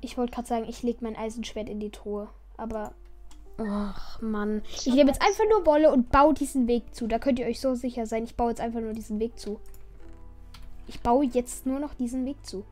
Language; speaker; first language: German; native; German